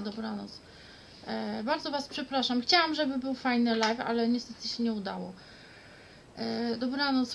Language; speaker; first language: Polish; native; Polish